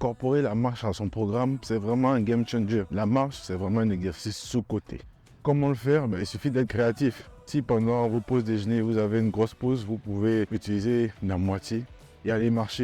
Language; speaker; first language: French; native; French